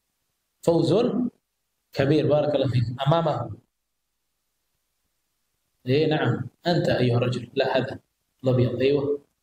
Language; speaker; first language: Arabic; non-native, fluent; Indonesian